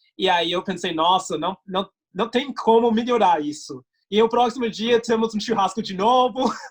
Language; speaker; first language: Portuguese; non-native, fluent; English